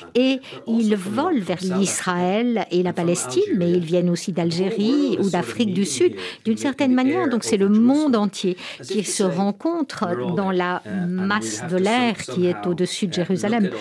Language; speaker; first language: French; non-native, fluent; English